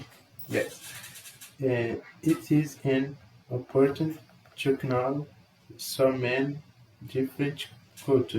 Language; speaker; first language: English; non-native, learner; Portuguese